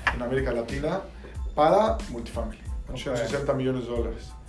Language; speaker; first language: Spanish; native; Spanish